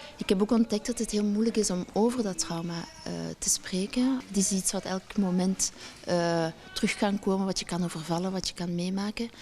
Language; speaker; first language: Dutch; native; Dutch